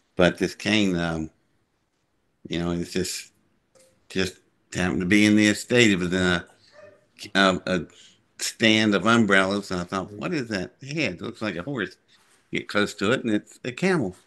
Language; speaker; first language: English; native; English